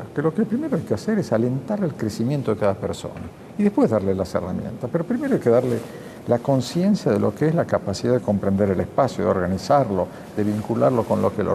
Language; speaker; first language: Spanish; native; Spanish